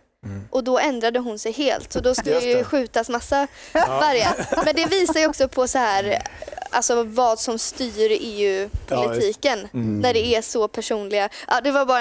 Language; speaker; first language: Swedish; native; Swedish